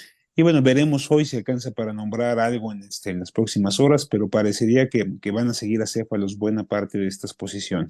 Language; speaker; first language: Spanish; native; Spanish